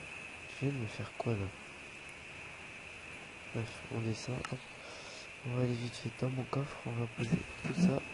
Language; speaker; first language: French; native; French